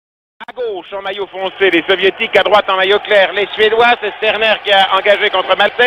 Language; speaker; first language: French; native; French